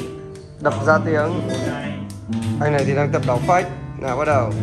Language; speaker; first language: Vietnamese; native; Vietnamese